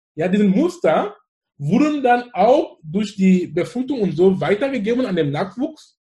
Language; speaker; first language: German; non-native, fluent; English